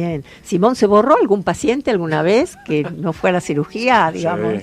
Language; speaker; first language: Spanish; native; Spanish